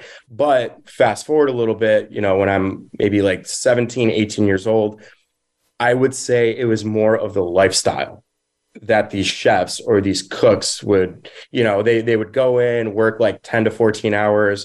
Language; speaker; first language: English; native; English